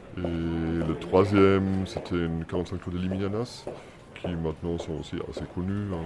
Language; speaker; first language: French; non-native, fluent; German